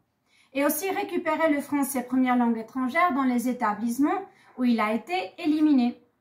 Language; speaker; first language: French; non-native, fluent; Spanish